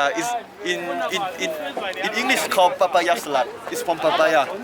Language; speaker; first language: English; non-native, fluent; Thai